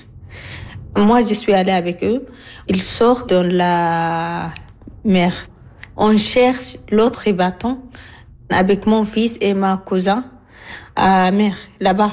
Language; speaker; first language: French; non-native, learner; Arabic